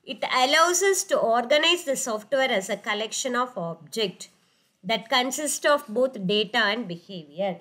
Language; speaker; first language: English; non-native, local second language; Tamil